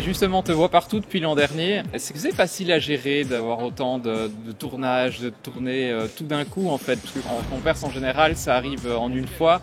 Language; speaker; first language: French; native; French